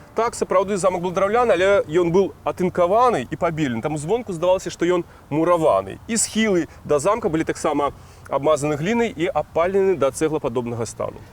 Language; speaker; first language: Belarusian; non-native, local second language; Russian